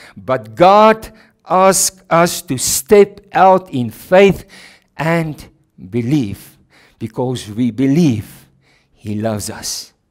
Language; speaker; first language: English; non-native, local second language; Afrikaans